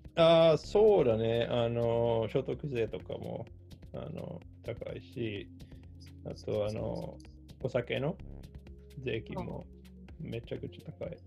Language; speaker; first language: Japanese; non-native, fluent; Finnish